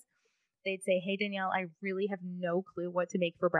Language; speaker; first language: English; native; English